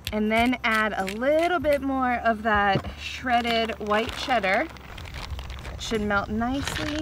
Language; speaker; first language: English; native; English